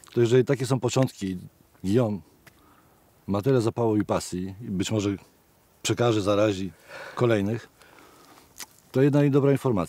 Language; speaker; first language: Polish; native; Polish